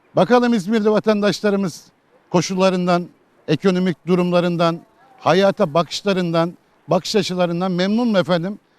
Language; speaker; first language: Turkish; native; Turkish